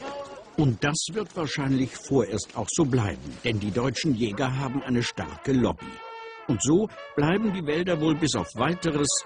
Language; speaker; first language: German; native; German